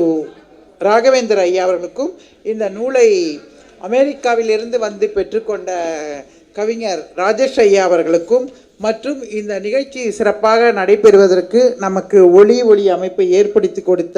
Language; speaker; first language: Tamil; native; Tamil